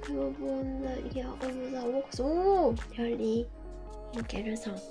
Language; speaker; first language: English; non-native, learner; Japanese